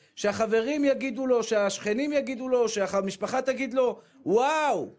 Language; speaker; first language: Hebrew; native; Hebrew